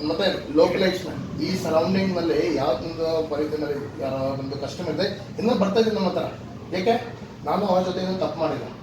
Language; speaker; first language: Kannada; non-native, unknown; Hindi